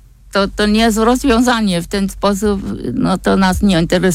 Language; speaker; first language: Polish; non-native, fluent; German